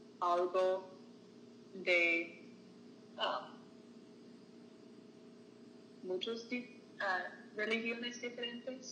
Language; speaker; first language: Spanish; non-native, learner; English